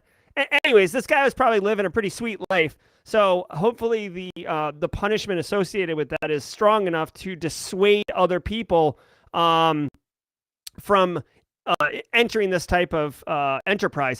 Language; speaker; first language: English; native; English